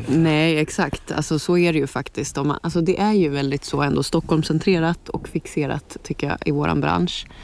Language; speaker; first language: Swedish; native; Swedish